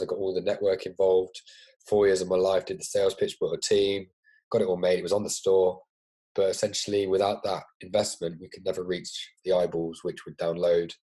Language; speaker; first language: English; native; English